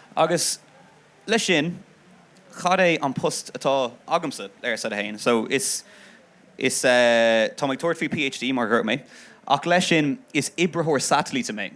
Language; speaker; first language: Irish; non-native, local second language; English